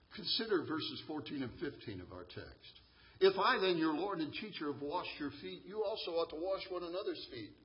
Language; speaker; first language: English; native; English